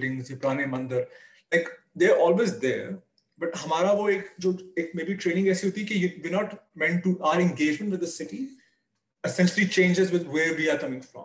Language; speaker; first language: English; non-native, local second language; Urdu